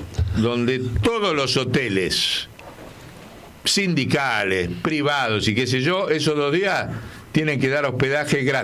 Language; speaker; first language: Spanish; native; Spanish